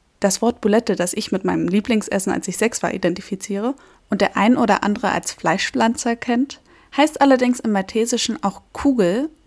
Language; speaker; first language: German; native; German